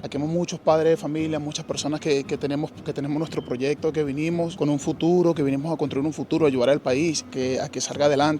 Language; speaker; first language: Spanish; native; Spanish